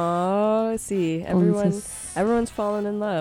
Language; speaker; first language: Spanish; non-native, learner; English